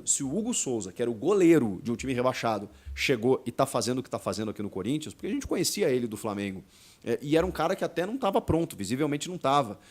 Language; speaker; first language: Portuguese; native; Portuguese